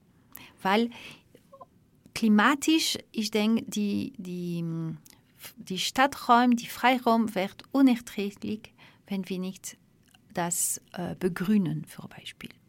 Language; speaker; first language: German; non-native, fluent; Dutch